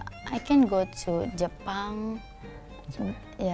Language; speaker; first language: English; non-native, learner; Indonesian